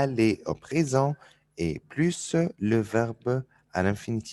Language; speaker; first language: French; non-native, fluent; Arabic